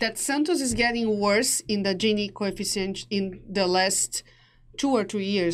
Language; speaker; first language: English; non-native, fluent; Portuguese